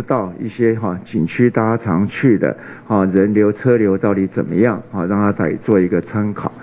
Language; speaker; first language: Chinese; native; Chinese